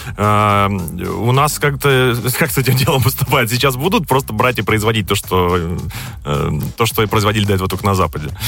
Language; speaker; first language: Russian; native; Russian